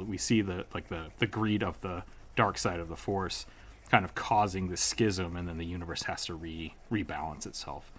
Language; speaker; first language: English; native; English